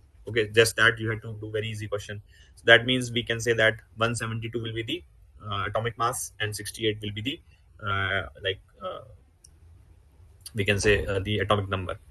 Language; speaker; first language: English; non-native, local second language; Hindi